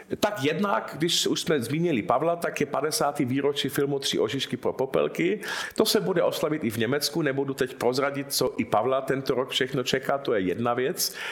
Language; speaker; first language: Czech; early bilingual, heritage; Czech